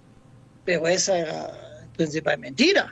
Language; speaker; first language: Spanish; non-native, fluent; German